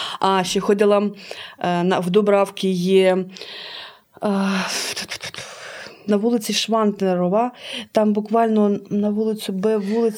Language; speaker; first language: Ukrainian; early bilingual, heritage; Slovak